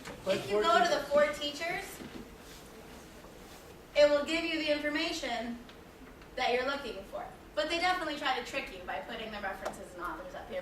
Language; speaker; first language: English; native; English